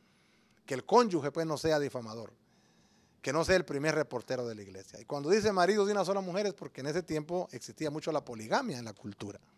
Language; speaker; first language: Spanish; native; Spanish